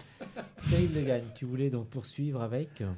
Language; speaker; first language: French; native; French